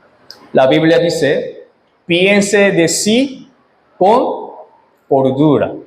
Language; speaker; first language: Spanish; non-native, fluent; Korean